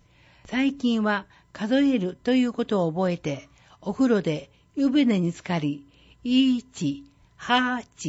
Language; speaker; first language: Japanese; native; Japanese